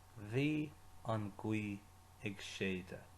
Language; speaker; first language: Irish; non-native, local second language; English